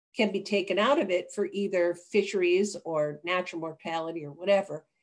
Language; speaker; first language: English; native; English